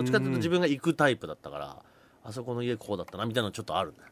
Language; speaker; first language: Japanese; native; Japanese